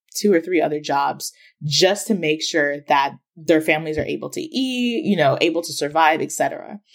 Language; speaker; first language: English; early bilingual, other home language; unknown